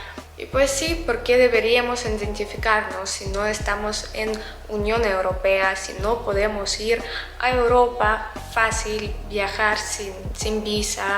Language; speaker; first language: Spanish; non-native, fluent; Russian